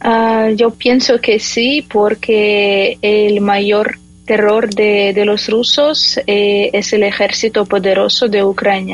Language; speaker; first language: Spanish; non-native, fluent; Ukrainian